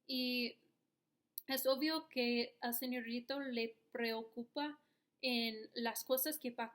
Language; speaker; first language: Spanish; non-native, learner; English